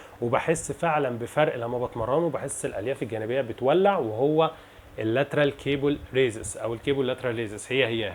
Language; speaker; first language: Arabic; native; Arabic